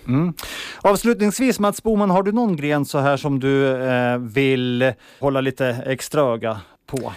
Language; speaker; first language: Swedish; native; Swedish